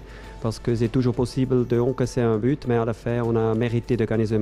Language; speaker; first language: French; non-native, fluent; German